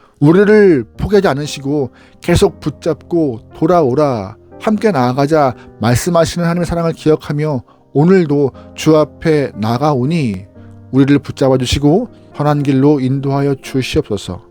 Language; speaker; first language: Korean; native; Korean